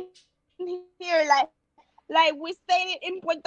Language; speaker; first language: English; non-native, local second language; Spanish